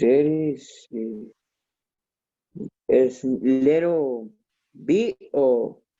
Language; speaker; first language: English; non-native, learner; Spanish